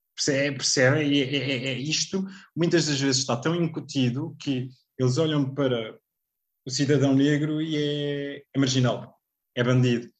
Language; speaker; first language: Portuguese; native; Portuguese